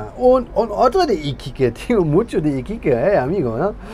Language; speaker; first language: Spanish; non-native, learner; German